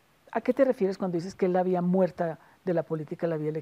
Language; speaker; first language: Spanish; native; Spanish